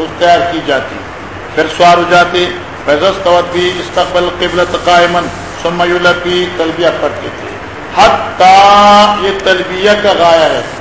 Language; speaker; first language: Urdu; native; Urdu